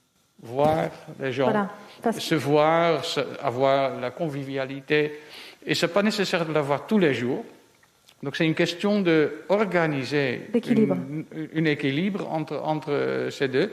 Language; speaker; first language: French; non-native, fluent; Dutch